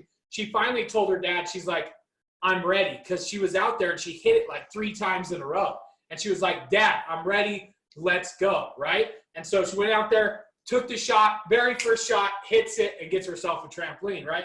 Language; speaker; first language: English; native; English